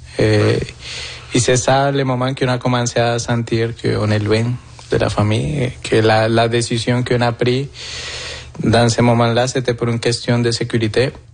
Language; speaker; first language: French; non-native, fluent; Spanish